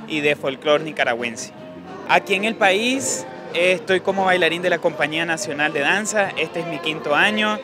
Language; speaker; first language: Spanish; native; Spanish